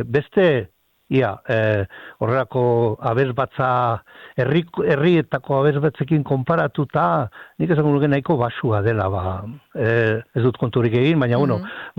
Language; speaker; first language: Basque; native; Basque